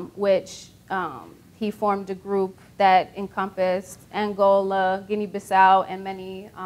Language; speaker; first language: English; native; English